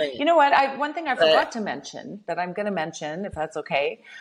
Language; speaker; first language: English; native; English